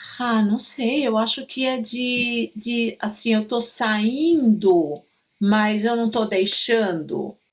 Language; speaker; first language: Portuguese; native; Portuguese